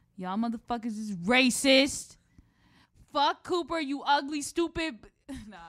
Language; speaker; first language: English; native; English